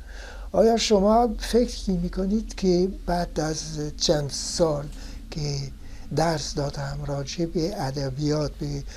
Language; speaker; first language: Persian; non-native, fluent; French